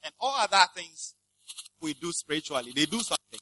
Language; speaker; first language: English; non-native, local second language; Akan